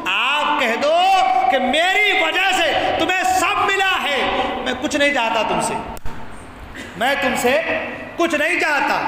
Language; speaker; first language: Urdu; native; Urdu